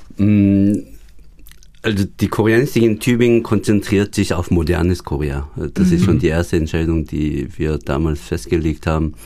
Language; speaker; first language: German; early bilingual, other home language; Korean